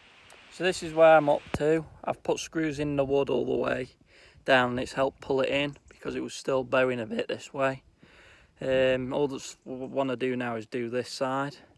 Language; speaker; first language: English; native; English